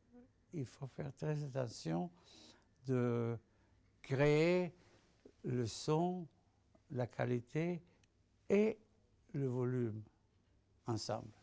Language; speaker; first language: French; non-native, fluent; Spanish